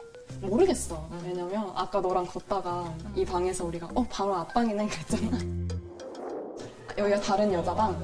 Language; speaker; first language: Korean; early bilingual, heritage; Korean